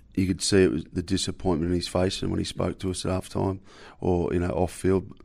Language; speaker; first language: English; native; English